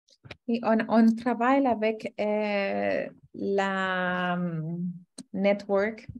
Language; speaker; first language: French; non-native, fluent; Spanish